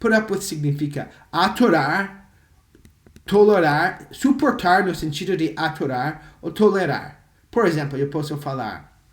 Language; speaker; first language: Portuguese; non-native, fluent; English